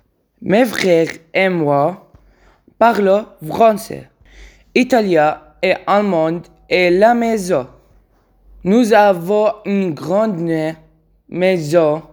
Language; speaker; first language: French; non-native, learner; Arabic